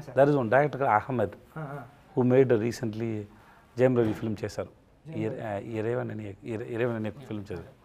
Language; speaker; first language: Telugu; non-native, learner; Tamil